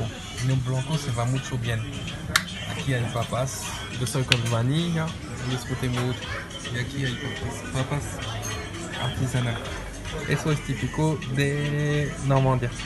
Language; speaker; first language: Spanish; non-native, learner; French